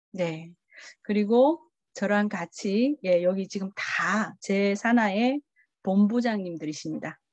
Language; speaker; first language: Korean; early bilingual, heritage; Korean